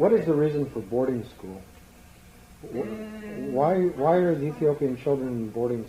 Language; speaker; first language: English; native; English